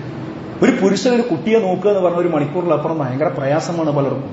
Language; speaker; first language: Malayalam; native; Malayalam